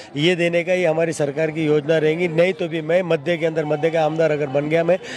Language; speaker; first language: Hindi; non-native, local second language; Marathi